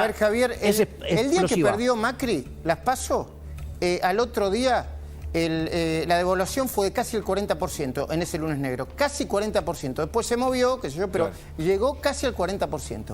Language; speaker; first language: Spanish; native; Spanish